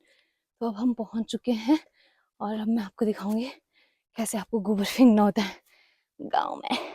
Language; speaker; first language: Hindi; native; Hindi